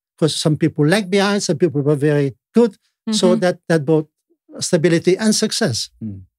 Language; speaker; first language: English; non-native, fluent; Italian